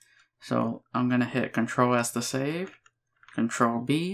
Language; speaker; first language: English; native; English